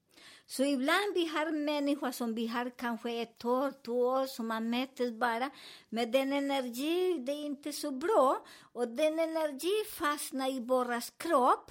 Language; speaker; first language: Swedish; non-native, learner; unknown